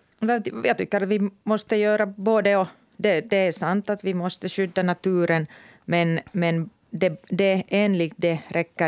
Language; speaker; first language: Swedish; non-native, local second language; Finnish